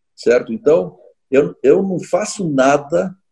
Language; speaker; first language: Portuguese; native; Portuguese